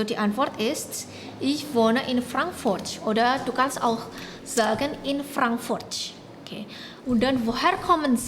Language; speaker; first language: German; non-native, learner; Indonesian